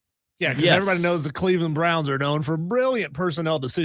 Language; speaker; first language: English; native; English